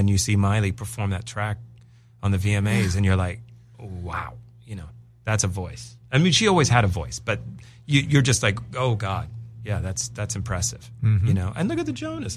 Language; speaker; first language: English; native; English